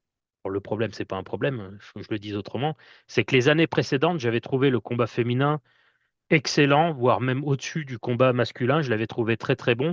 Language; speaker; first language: French; native; French